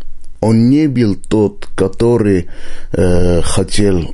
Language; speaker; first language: Russian; non-native, local second language; Armenian